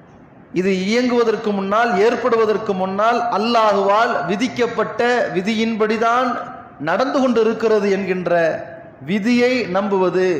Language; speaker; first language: Tamil; native; Tamil